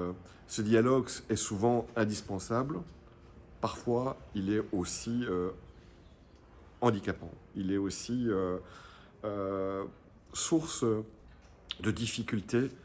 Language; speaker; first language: French; native; French